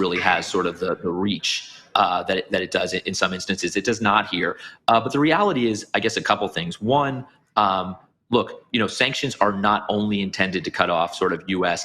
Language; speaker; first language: English; native; English